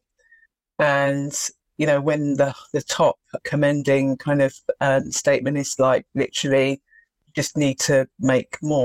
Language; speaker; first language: English; native; English